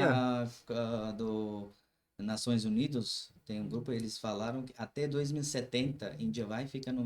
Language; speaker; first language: Portuguese; non-native, learner; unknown